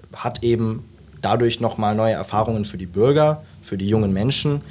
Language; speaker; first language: German; native; German